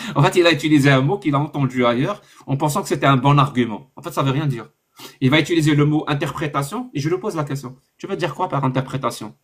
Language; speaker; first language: French; non-native, local second language; Arabic